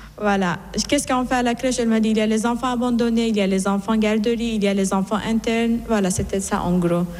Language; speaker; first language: French; non-native, fluent; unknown